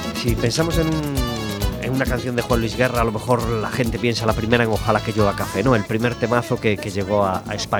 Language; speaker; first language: Spanish; native; Spanish